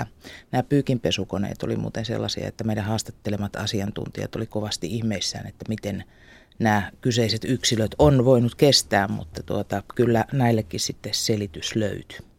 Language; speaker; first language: Finnish; native; Finnish